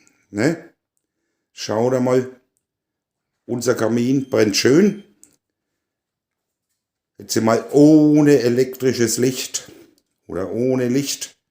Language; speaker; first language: German; native; German